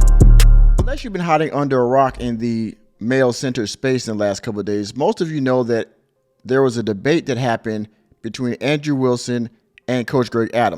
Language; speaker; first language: English; native; English